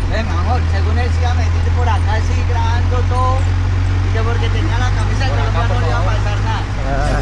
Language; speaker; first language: Spanish; native; Spanish